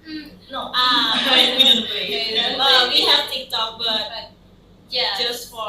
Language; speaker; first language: English; non-native, learner; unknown